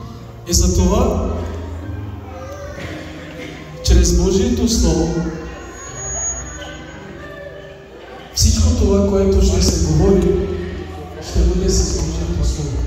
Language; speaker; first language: Bulgarian; non-native, local second language; Turkish